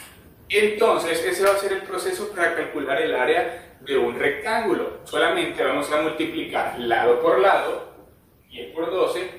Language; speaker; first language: Spanish; native; Spanish